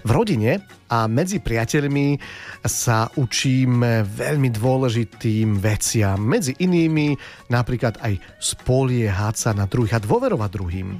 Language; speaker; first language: Slovak; native; Slovak